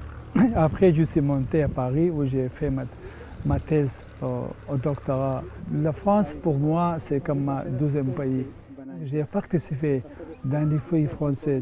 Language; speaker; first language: French; non-native, fluent; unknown